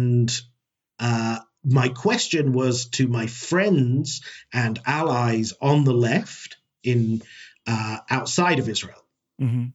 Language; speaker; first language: English; native; English